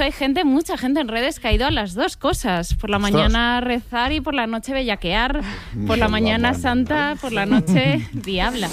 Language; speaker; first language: Spanish; native; Spanish